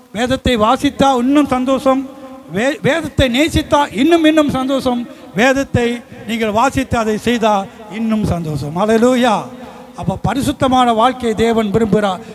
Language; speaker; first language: Tamil; early bilingual, heritage; Tamil